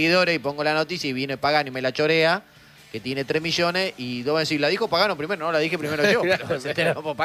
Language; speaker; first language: Spanish; native; Spanish